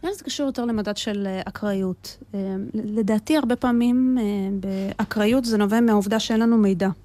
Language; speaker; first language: Hebrew; early bilingual, other home language; Russian